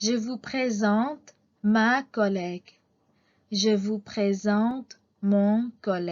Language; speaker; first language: French; non-native, fluent; Indonesian